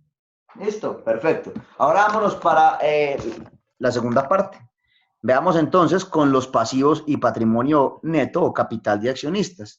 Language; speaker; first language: Spanish; native; Spanish